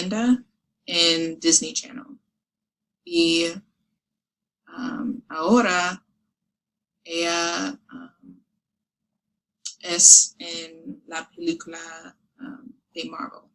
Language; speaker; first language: Spanish; non-native, learner; English